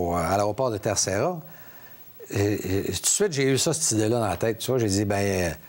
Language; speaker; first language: French; native; French